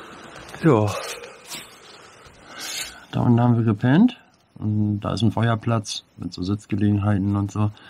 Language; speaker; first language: German; native; German